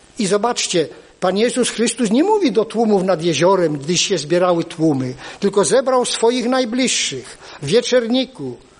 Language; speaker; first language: Polish; native; Polish